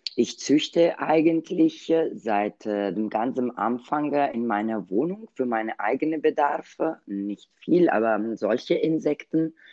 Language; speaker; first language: German; non-native, learner; Italian